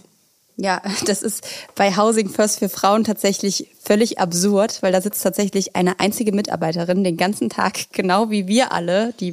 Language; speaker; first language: German; native; German